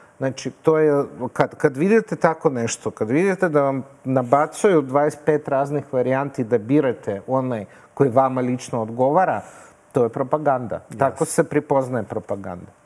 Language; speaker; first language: Serbian; non-native, fluent; Russian